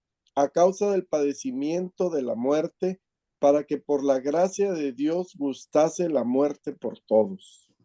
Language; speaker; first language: Spanish; native; Spanish